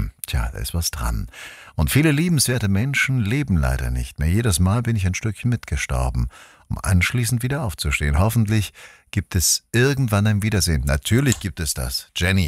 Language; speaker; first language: German; native; German